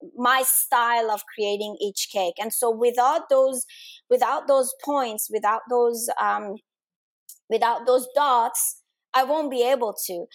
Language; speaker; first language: English; non-native, fluent; Danish